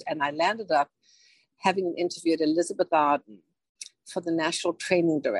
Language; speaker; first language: English; native; English